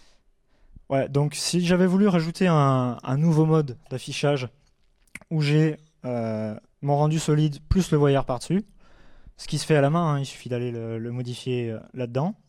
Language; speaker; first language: French; native; French